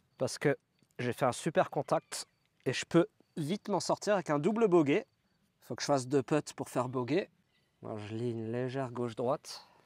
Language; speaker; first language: French; native; French